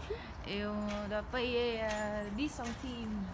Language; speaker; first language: French; non-native, learner; Vietnamese